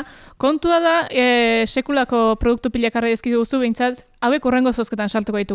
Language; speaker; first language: Basque; native; Basque